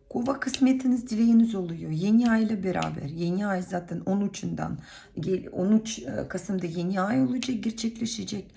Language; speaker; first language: Turkish; non-native, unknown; Russian